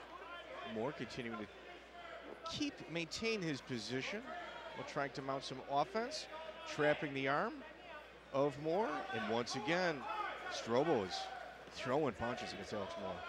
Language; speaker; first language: English; native; English